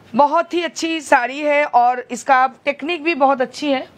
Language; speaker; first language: Hindi; non-native, local second language; Bangla